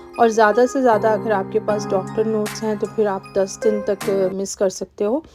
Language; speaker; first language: Urdu; native; Urdu